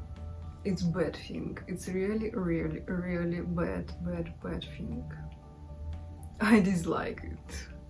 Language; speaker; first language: English; non-native, learner; Russian